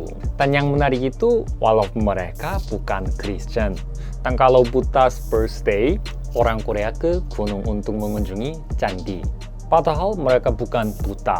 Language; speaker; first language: Indonesian; non-native, fluent; Korean